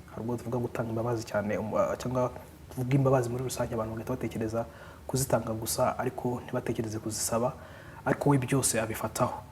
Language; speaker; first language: Kinyarwanda; native; Kinyarwanda